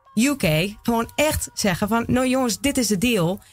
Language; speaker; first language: Dutch; non-native, fluent; Spanish